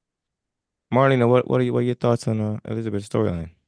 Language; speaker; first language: English; non-native, fluent; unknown